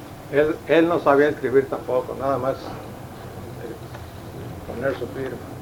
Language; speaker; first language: Spanish; native; Spanish